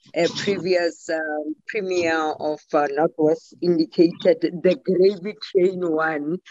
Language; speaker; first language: English; non-native, local second language; Tswana